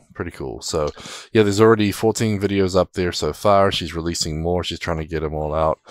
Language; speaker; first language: English; native; English